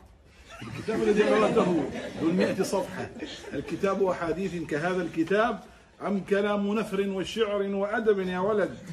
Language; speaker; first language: Arabic; native; Arabic